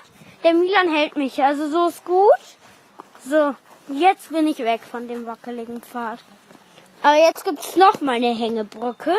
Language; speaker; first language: German; native; German